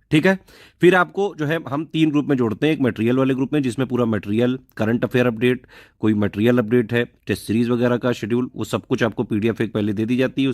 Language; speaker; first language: Hindi; native; Hindi